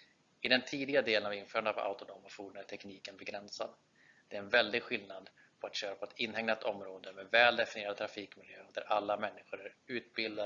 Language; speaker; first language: Swedish; native; Swedish